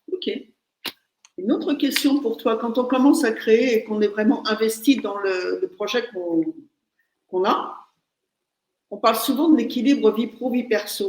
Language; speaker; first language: French; native; French